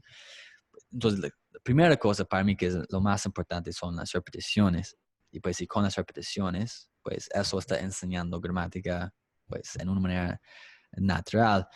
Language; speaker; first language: Spanish; non-native, fluent; English